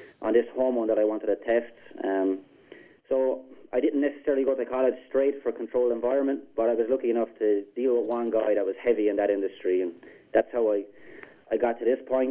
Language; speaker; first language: English; native; English